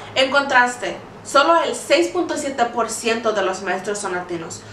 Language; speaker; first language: Spanish; early bilingual, heritage; Spanish